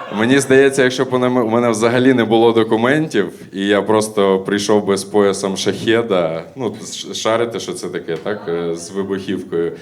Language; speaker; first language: Ukrainian; native; Ukrainian